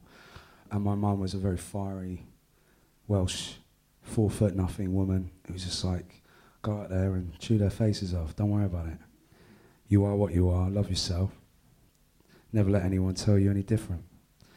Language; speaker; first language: English; native; English